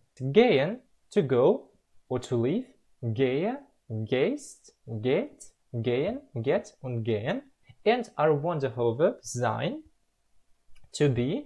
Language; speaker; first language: German; non-native, learner; Russian